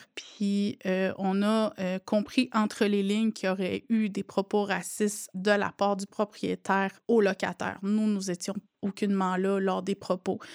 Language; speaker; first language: French; non-native, local second language; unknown